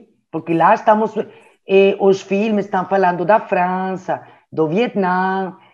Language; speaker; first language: Portuguese; non-native, learner; French